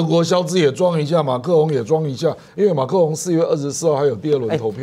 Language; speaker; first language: Chinese; native; Chinese